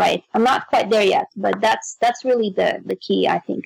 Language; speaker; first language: English; non-native, fluent; Russian